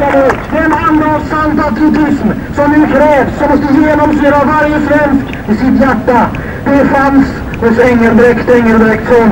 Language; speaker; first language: Swedish; native; Swedish